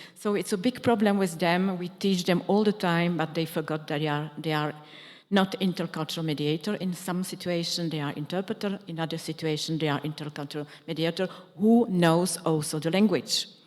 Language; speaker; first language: English; non-native, fluent; Czech